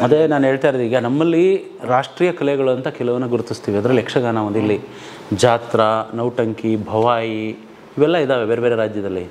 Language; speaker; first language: Kannada; non-native, local second language; Lambadi